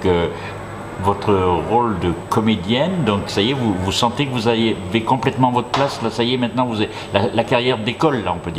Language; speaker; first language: French; native; French